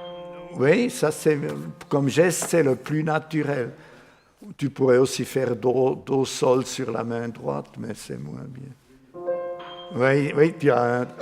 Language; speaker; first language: French; non-native, fluent; Swiss German